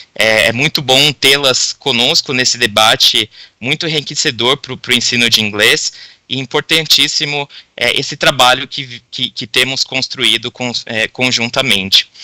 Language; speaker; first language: Portuguese; native; Portuguese